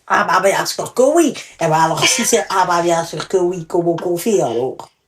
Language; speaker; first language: French; native; French